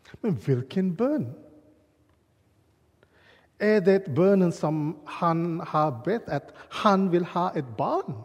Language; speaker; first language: Swedish; non-native, learner; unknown